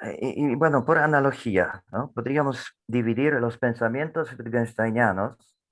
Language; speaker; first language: Spanish; non-native, fluent; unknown